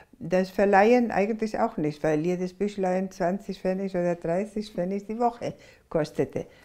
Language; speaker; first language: German; non-native, fluent; Spanish